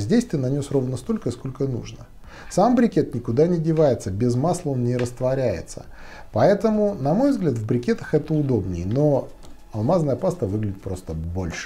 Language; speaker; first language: Russian; native; Russian